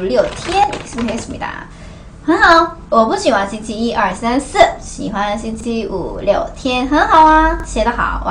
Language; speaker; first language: Chinese; non-native, fluent; Korean